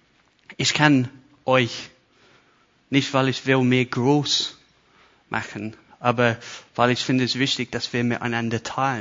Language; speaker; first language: German; non-native, fluent; English